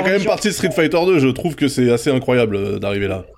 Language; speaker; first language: French; native; French